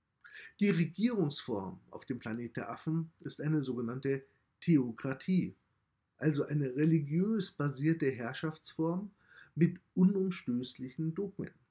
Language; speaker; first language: German; native; German